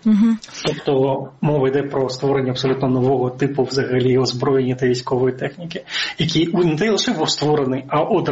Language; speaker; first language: Ukrainian; native; Ukrainian